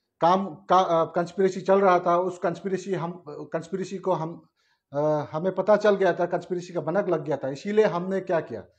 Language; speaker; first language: Hindi; non-native, local second language; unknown